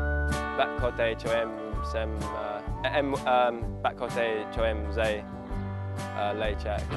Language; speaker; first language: Vietnamese; non-native, learner; English